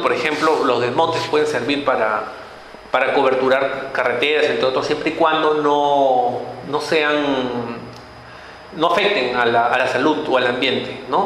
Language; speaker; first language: Spanish; native; Spanish